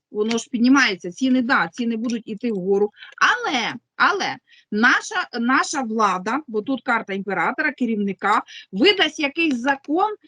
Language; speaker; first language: Ukrainian; native; Ukrainian